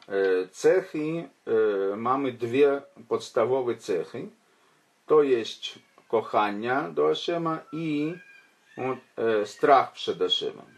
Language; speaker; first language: Polish; non-native, fluent; Ukrainian